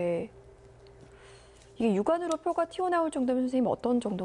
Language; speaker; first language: Korean; native; Korean